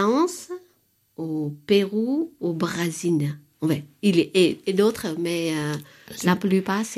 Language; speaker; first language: French; non-native, fluent; Vietnamese